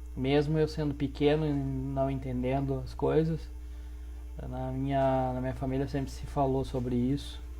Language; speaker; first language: Portuguese; early bilingual, other home language; Spanish